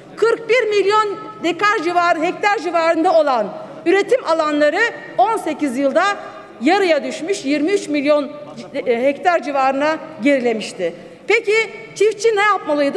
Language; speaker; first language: Turkish; native; Turkish